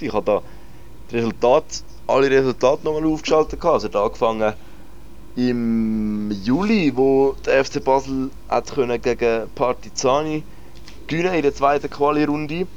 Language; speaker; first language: German; native; German